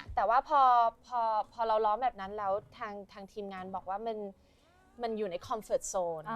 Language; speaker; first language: Thai; non-native, fluent; English